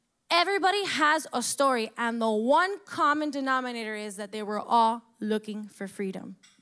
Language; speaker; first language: English; early bilingual, other home language; Spanish